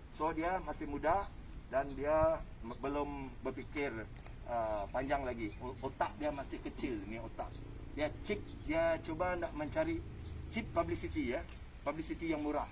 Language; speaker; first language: Malay; non-native, local second language; Iban